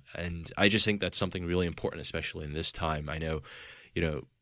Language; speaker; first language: English; early bilingual, other home language; Spanish